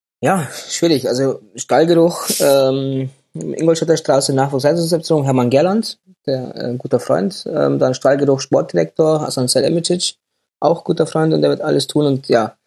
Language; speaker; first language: German; native; German